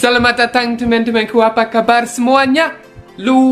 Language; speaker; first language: Indonesian; non-native, learner; English